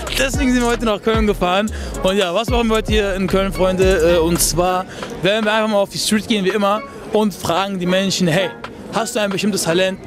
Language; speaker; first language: German; early bilingual, other home language; Turkish